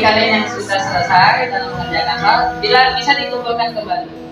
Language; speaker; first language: Indonesian; native; Indonesian